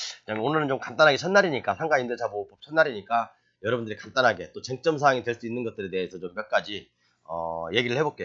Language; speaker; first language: Korean; native; Korean